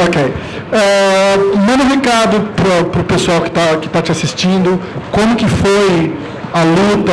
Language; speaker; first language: Portuguese; native; Portuguese